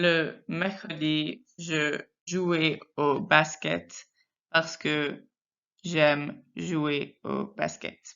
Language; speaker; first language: French; non-native, fluent; English